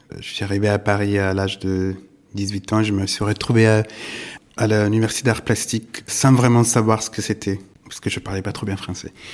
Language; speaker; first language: French; non-native, fluent; Italian